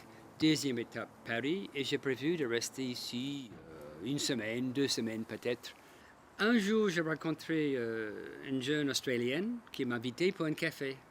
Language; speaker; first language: French; non-native, fluent; English